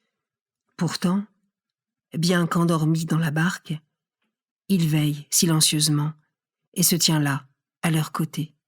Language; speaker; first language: French; native; French